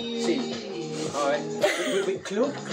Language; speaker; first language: Spanish; non-native, learner; English